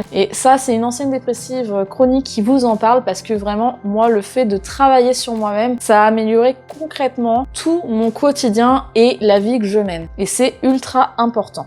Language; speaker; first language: French; native; French